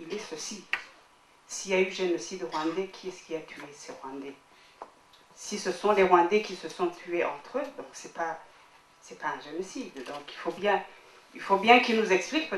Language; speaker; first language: French; non-native, local second language; Kinyarwanda